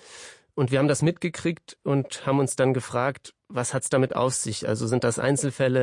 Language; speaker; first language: German; native; German